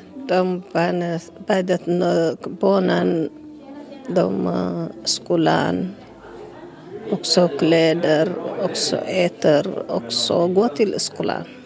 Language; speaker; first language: Swedish; non-native, learner; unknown